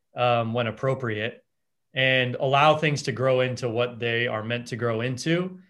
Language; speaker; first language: English; native; English